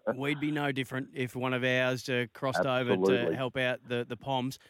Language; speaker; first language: English; native; English